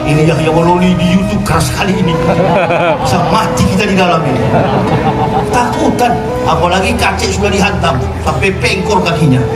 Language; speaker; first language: Indonesian; native; Indonesian